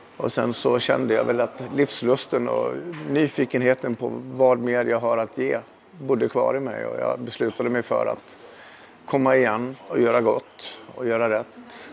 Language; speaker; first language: Swedish; native; Swedish